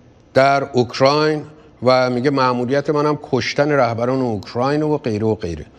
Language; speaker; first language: Persian; native; Persian